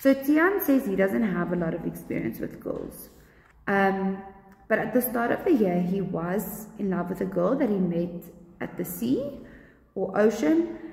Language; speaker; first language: English; non-native, local second language; Afrikaans